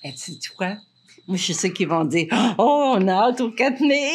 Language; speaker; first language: French; native; French